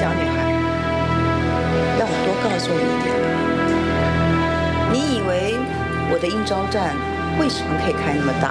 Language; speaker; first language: Chinese; native; Chinese